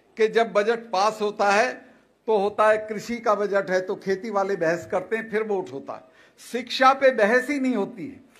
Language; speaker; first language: Hindi; native; Hindi